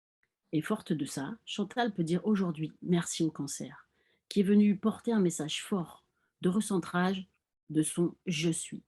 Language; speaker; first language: French; native; French